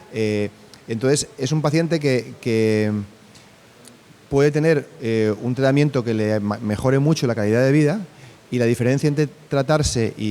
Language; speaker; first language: Spanish; native; Spanish